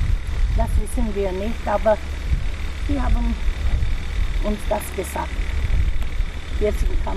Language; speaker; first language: German; non-native, learner; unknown